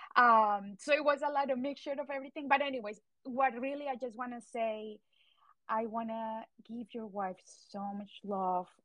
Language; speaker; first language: English; non-native, fluent; Spanish